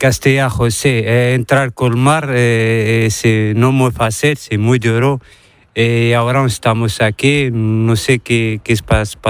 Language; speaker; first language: Spanish; non-native, learner; Arabic